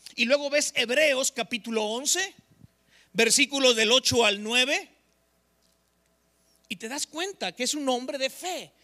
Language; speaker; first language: Spanish; native; Spanish